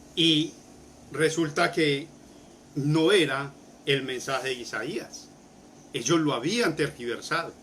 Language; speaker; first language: Spanish; native; Spanish